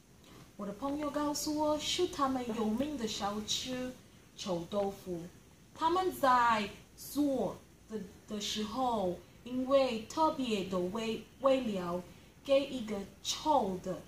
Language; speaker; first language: Chinese; non-native, learner; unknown